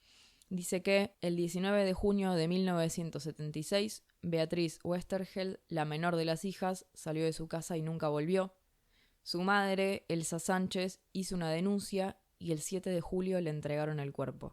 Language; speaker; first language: Spanish; native; Spanish